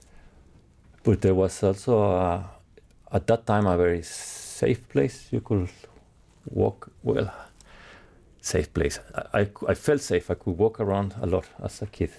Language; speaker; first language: English; non-native, fluent; Spanish